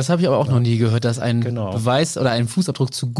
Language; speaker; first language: German; native; German